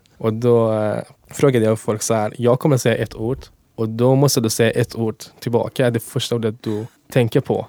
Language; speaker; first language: Swedish; non-native, fluent; Persian